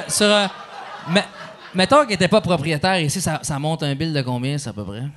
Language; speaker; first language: French; early bilingual, other home language; Arabic